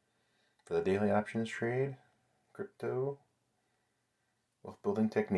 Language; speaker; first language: English; native; English